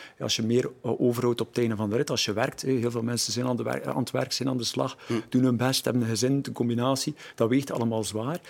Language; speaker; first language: Dutch; native; Dutch